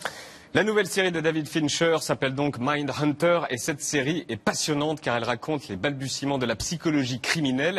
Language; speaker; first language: French; native; French